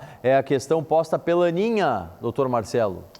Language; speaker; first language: Portuguese; native; Portuguese